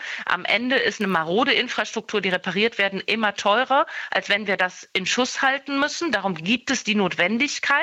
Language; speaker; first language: German; native; German